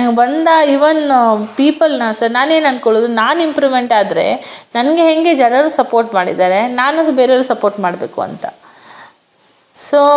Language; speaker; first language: Kannada; non-native, local second language; Hindi